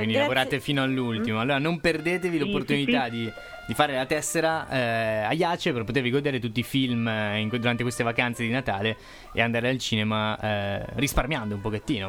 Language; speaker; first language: Italian; native; Italian